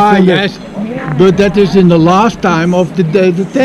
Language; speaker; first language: English; non-native, learner; Dutch